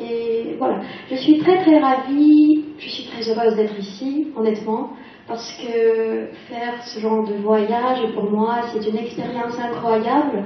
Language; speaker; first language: French; non-native, fluent; Russian